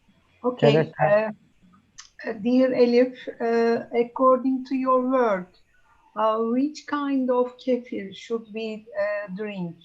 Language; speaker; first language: English; non-native, fluent; Turkish